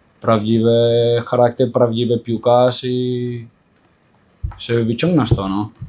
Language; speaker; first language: Polish; non-native, fluent; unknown